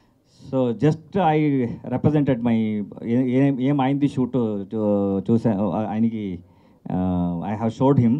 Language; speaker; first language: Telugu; non-native, learner; Kannada